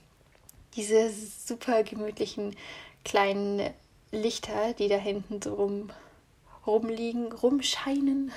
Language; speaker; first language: German; native; German